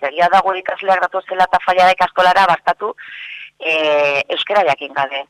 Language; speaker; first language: Basque; non-native, local second language; Spanish